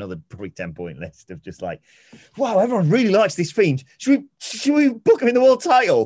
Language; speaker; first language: English; native; English